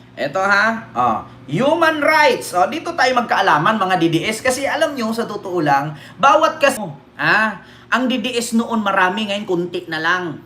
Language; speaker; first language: Filipino; native; Filipino